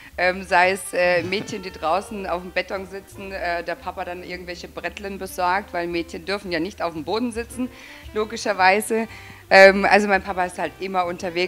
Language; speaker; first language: German; native; German